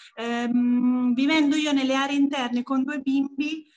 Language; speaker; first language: Italian; native; Italian